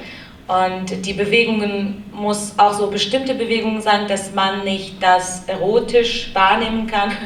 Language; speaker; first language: German; non-native, learner; Kurdish